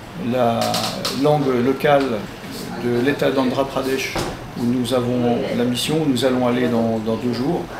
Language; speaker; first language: French; native; French